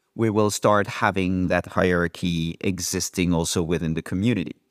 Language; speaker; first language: English; non-native, fluent; French